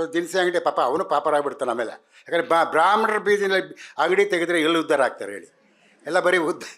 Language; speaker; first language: Kannada; native; Kannada